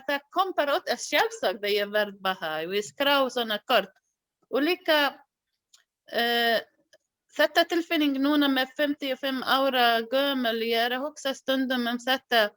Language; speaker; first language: Icelandic; non-native, learner; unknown